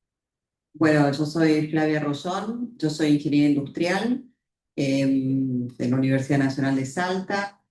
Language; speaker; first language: Spanish; native; Spanish